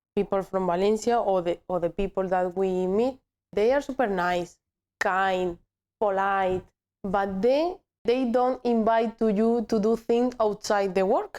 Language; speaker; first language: English; non-native, learner; Spanish